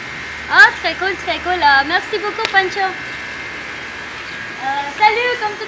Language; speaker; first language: French; non-native, learner; Spanish